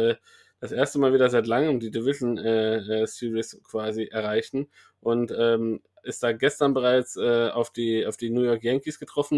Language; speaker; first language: German; native; German